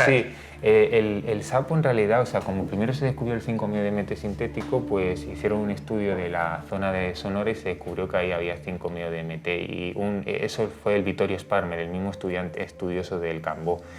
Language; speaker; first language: Spanish; native; Spanish